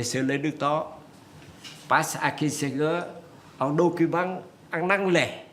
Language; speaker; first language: French; non-native, fluent; Vietnamese